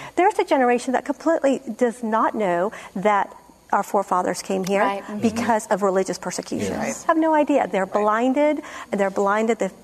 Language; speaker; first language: English; non-native, fluent; Spanish